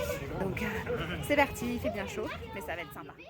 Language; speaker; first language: French; native; French